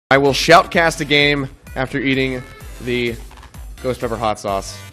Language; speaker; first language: English; native; English